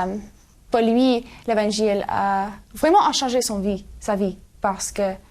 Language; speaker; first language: French; non-native, learner; English